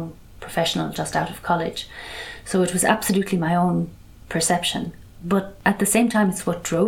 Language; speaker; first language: English; native; English